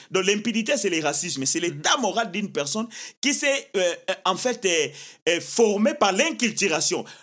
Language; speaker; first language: French; non-native, local second language; Lingala